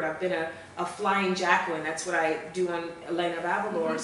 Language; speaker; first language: English; native; English